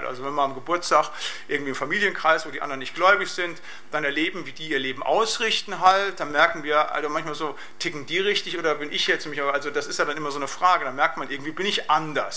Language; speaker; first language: German; native; German